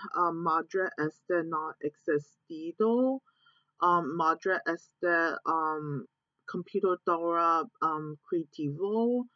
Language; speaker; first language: Spanish; non-native, learner; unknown